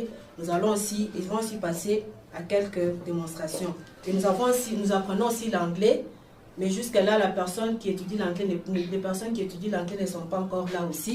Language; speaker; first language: French; native; French